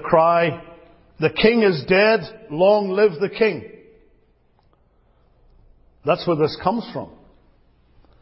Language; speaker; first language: English; native; English